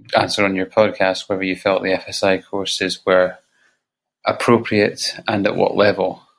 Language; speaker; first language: English; native; English